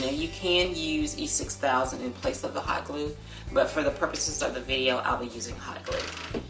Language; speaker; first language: English; native; English